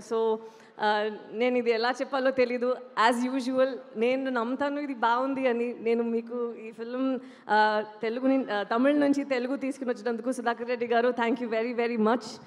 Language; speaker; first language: Telugu; non-native, local second language; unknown